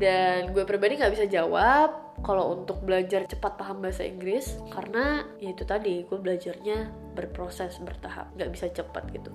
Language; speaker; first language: Indonesian; native; Indonesian